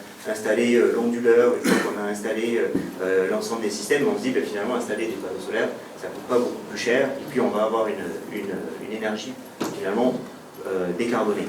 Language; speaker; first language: French; native; French